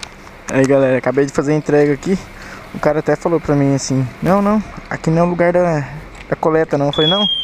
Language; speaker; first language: Portuguese; native; Portuguese